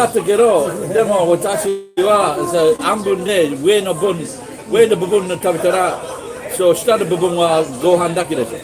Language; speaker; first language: Japanese; non-native, learner; English